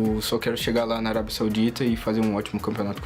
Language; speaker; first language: Portuguese; native; Portuguese